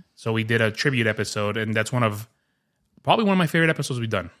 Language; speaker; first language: English; early bilingual, other home language; Spanish